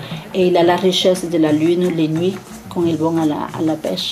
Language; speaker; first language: French; non-native, fluent; Spanish